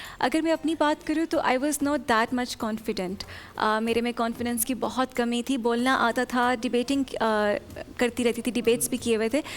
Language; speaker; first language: Urdu; non-native, local second language; Pahari-Potwari